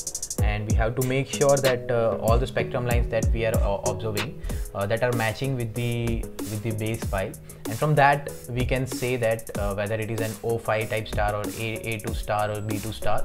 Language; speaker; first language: English; non-native, local second language; Hindi